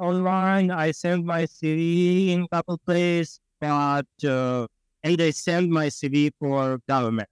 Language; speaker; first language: English; non-native, learner; Ukrainian